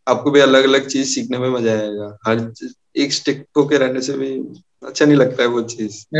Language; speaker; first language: Hindi; non-native, local second language; Odia